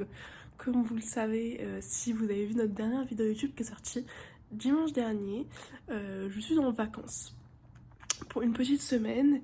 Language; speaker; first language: French; native; French